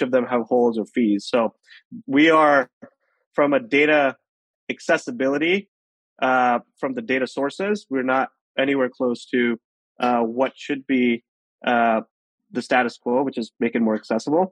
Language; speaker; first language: English; non-native, local second language; Hindi